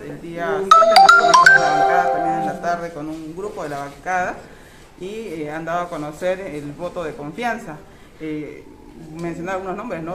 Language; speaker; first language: Spanish; native; Spanish